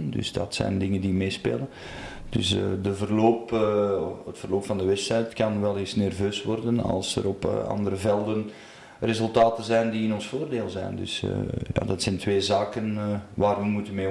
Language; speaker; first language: Dutch; native; Dutch